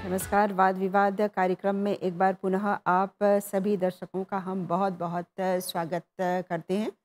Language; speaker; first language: Hindi; non-native, local second language; Morisyen